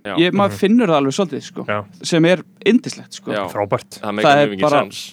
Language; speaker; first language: Icelandic; native; Icelandic